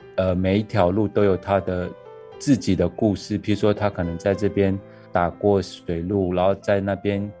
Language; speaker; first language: Chinese; non-native, local second language; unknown